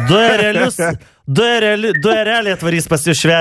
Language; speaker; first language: Lithuanian; native; Lithuanian